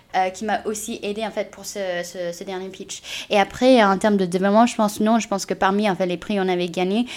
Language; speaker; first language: French; non-native, fluent; English